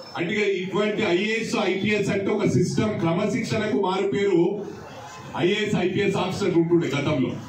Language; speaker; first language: Telugu; native; Telugu